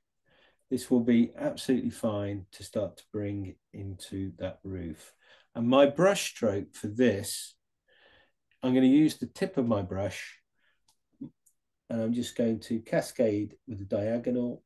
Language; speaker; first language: English; native; English